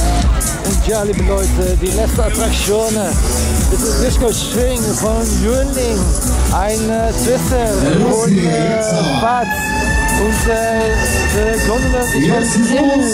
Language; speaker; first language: German; non-native, learner; Dutch